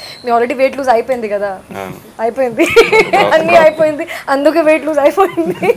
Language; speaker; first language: Telugu; non-native, learner; Hindi